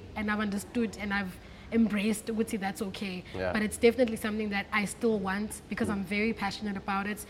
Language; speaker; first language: English; non-native, local second language; Xhosa